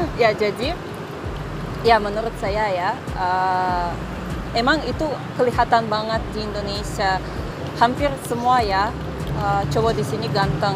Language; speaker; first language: Indonesian; non-native, fluent; Russian